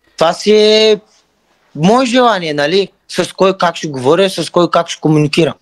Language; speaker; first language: Bulgarian; non-native, local second language; Turkish